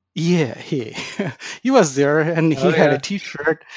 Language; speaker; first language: English; non-native, local second language; Tamil